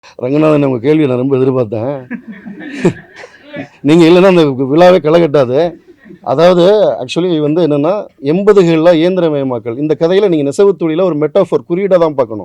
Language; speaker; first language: Tamil; native; Tamil